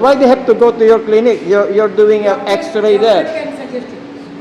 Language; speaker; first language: English; non-native, local second language; Filipino